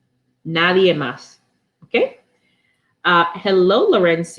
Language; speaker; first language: Spanish; non-native, learner; English